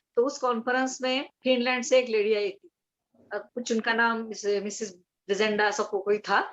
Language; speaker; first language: Hindi; non-native, local second language; Marathi